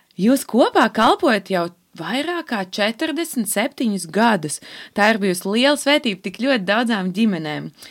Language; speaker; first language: Latvian; native; Latvian